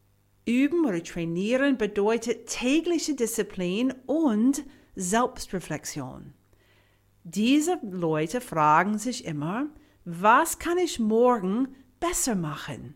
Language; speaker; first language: German; non-native, fluent; English